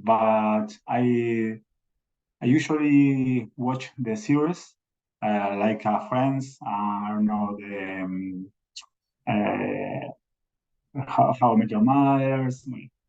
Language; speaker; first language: English; non-native, learner; Spanish